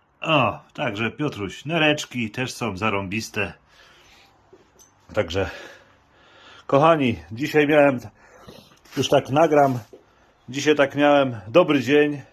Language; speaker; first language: Polish; native; Polish